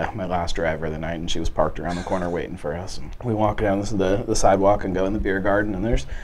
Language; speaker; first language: English; native; English